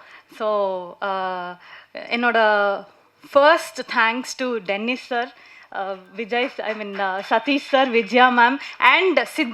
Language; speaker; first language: Tamil; non-native, learner; Kannada